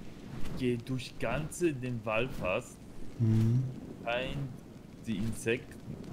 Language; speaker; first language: German; non-native, learner; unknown